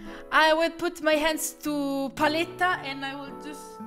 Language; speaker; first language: English; non-native, learner; Italian